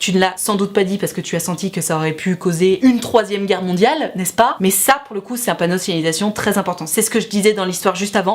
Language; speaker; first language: French; native; French